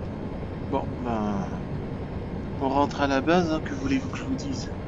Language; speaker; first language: French; native; French